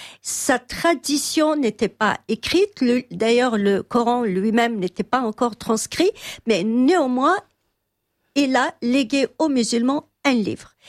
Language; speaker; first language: French; non-native, local second language; Arabic